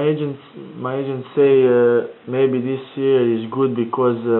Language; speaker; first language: English; non-native, learner; Croatian